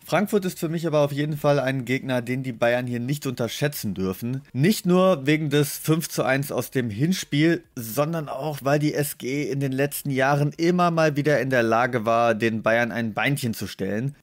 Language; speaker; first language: German; native; German